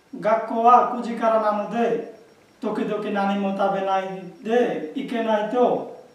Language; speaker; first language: Japanese; non-native, learner; Bangla